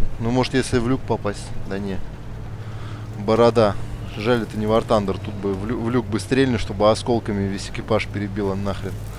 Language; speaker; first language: Russian; native; Russian